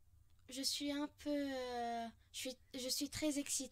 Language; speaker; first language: French; non-native, local second language; Arabic